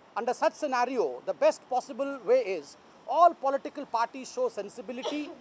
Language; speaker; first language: English; non-native, local second language; Hindi